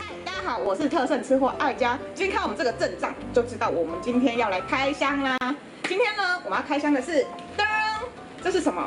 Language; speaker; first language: Chinese; native; Chinese